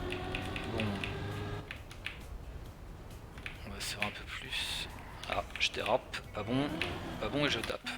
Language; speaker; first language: French; native; French